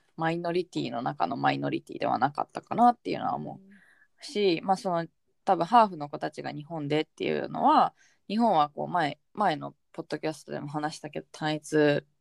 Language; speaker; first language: Japanese; early bilingual, heritage; Japanese